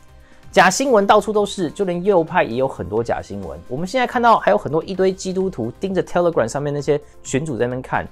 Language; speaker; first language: Chinese; native; Chinese